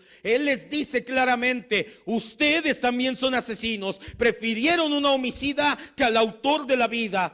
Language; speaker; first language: Spanish; native; Spanish